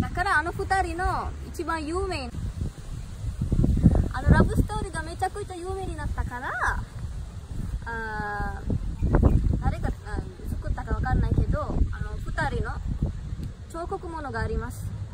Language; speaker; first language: Japanese; non-native, fluent; Sinhala